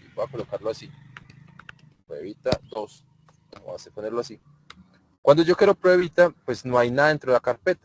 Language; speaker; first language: Spanish; native; Spanish